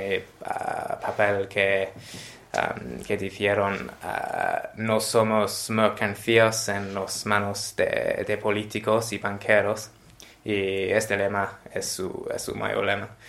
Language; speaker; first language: Spanish; non-native, learner; English